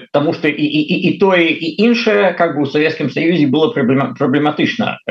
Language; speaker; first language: Belarusian; non-native, local second language; Russian